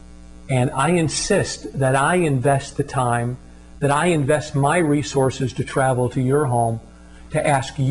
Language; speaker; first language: English; native; English